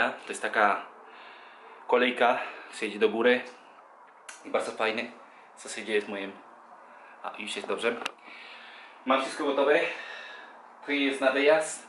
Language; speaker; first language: Polish; non-native, learner; Spanish